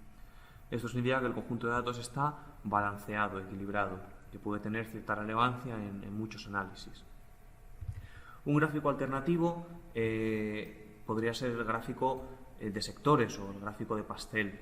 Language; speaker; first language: Spanish; native; Spanish